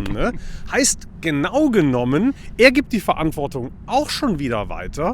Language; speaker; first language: German; native; German